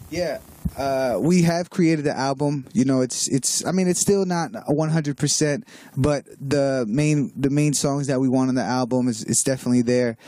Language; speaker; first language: English; native; English